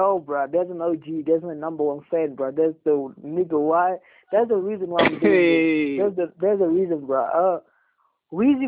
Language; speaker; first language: English; non-native, local second language; Afrikaans